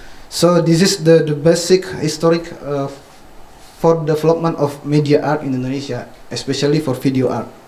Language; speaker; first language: English; non-native, fluent; Indonesian